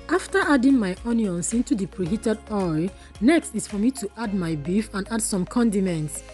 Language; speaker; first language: English; non-native, local second language; Igbo